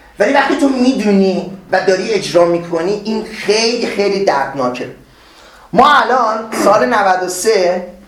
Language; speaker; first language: Persian; native; Persian